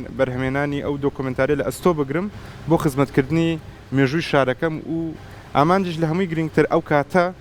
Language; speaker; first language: Central Kurdish; early bilingual, heritage; Central Kurdish